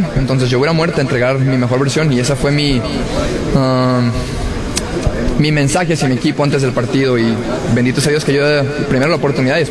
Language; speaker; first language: Spanish; native; Spanish